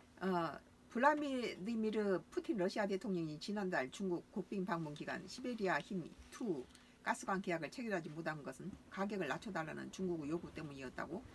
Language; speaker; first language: Korean; native; Korean